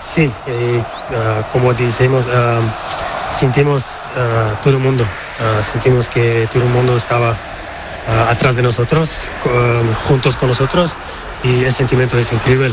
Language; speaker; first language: Spanish; non-native, learner; Portuguese